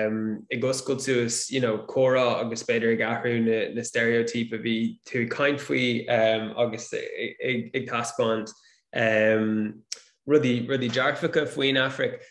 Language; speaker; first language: Irish; non-native, local second language; English